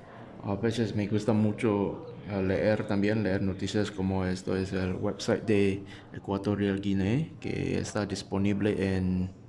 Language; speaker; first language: Spanish; non-native, fluent; Chinese